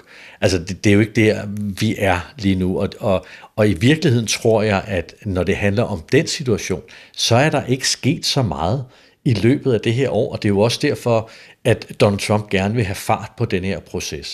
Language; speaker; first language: Danish; native; Danish